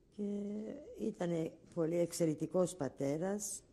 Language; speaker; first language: Greek; non-native, local second language; Ladino